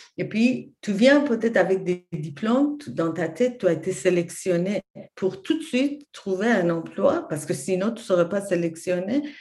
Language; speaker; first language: French; non-native, fluent; Persian